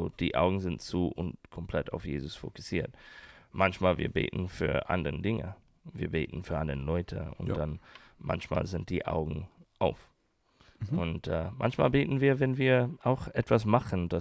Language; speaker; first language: German; non-native, learner; English